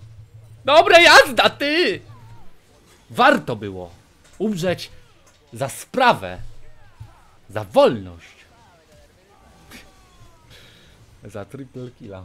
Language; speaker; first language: Polish; native; Polish